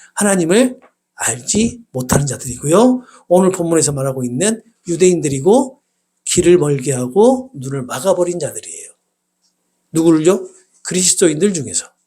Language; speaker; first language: Korean; native; Korean